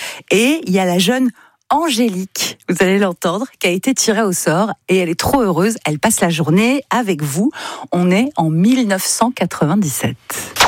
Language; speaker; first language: French; native; French